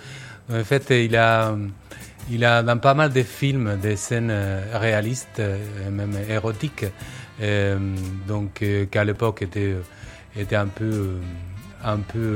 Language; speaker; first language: French; non-native, fluent; Spanish